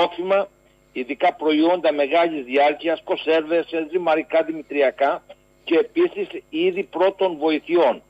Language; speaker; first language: Greek; native; Greek